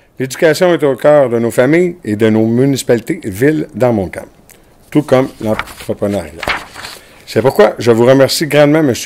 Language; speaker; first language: French; native; French